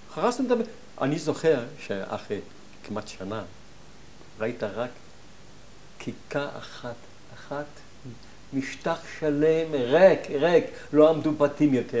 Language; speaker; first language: Hebrew; non-native, fluent; German